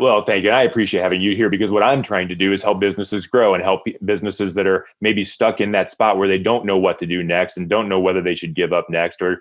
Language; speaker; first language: English; native; English